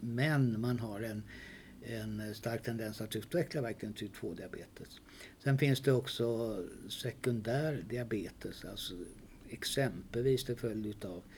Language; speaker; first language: Swedish; native; Swedish